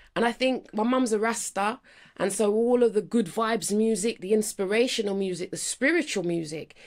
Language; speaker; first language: English; native; English